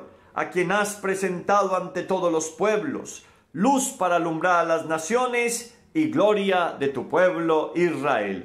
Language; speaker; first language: Spanish; native; Spanish